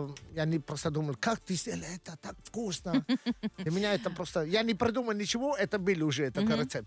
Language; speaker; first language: Russian; non-native, learner; Italian